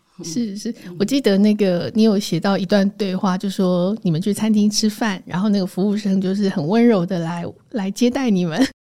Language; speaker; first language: Chinese; native; Chinese